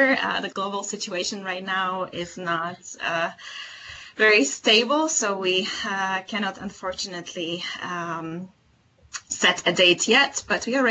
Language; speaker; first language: English; non-native, fluent; Polish